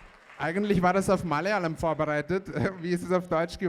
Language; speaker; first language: German; early bilingual, other home language; Malayalam